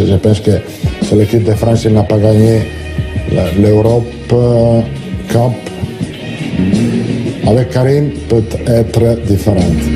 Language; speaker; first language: French; non-native, learner; Italian